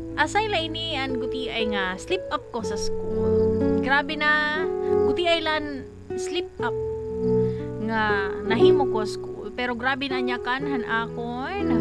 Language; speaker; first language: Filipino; non-native, local second language; Waray